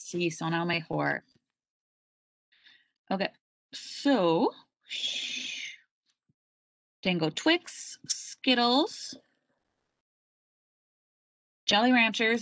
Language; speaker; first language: Spanish; non-native, learner; English